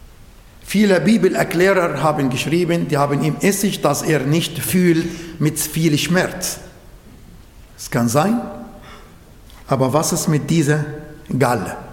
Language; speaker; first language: German; non-native, fluent; Arabic